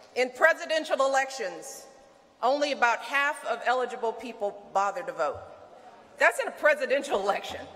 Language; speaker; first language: English; early bilingual, other home language; Spanish